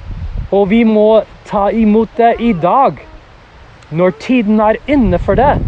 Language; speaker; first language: Norwegian; non-native, fluent; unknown